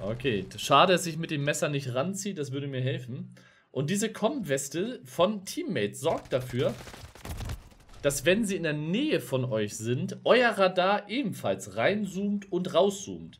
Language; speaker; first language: German; native; German